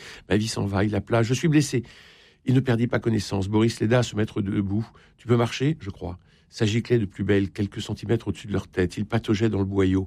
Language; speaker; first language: French; native; French